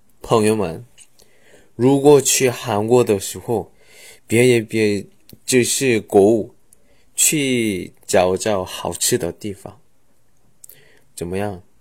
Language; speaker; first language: Chinese; non-native, fluent; Korean